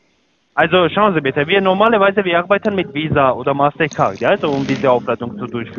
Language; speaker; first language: German; non-native, learner; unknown